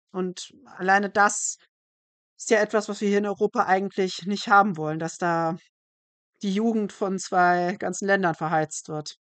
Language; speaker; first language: German; native; German